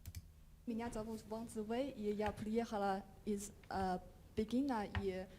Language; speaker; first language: Russian; non-native, fluent; Chinese